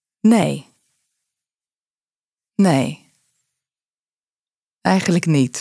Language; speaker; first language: Dutch; non-native, fluent; English